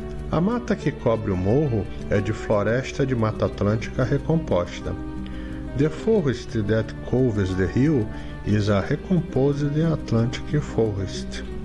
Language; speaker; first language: English; non-native, fluent; Portuguese